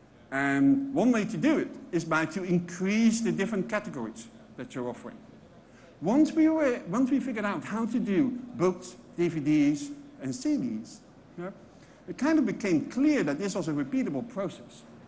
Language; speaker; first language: English; non-native, fluent; Dutch